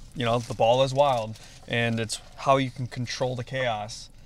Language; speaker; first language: English; native; English